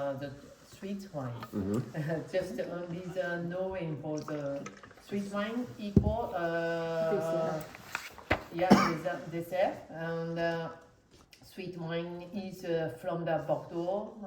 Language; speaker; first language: English; non-native, learner; Japanese